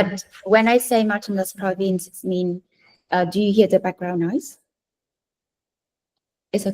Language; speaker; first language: English; non-native, fluent; Vietnamese